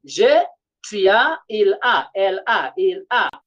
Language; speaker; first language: French; non-native, fluent; Swahili